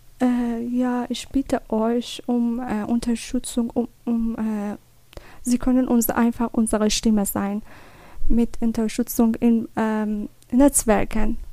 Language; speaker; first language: German; non-native, learner; Persian